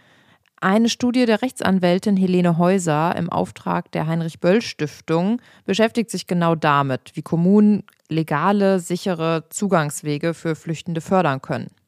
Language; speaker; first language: German; native; German